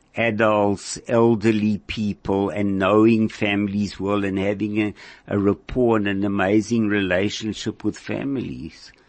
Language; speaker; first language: English; native; English